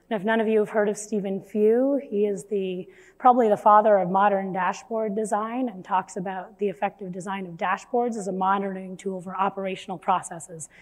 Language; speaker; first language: English; native; English